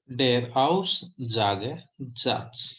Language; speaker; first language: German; non-native, fluent; Hindi